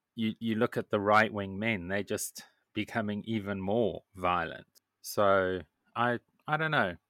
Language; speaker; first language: English; native; English